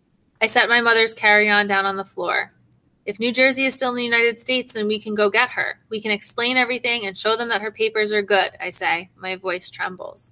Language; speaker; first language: English; native; English